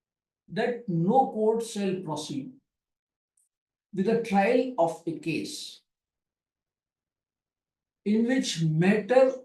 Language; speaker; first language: English; non-native, local second language; Hindi